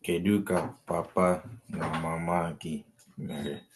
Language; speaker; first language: Igbo; non-native, learner; English